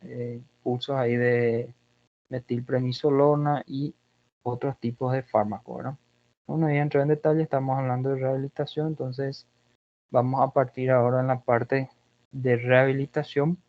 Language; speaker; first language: Spanish; non-native, fluent; Portuguese